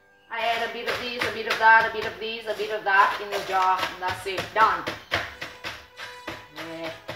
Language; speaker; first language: English; non-native, fluent; Vietnamese